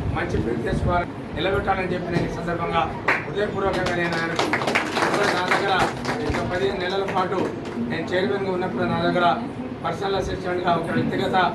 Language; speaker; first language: Telugu; native; Telugu